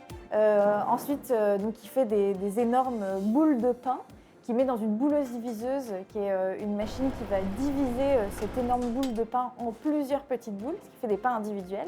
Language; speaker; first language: French; native; French